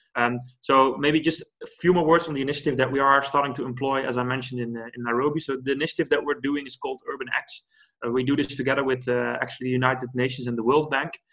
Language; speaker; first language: English; non-native, fluent; Dutch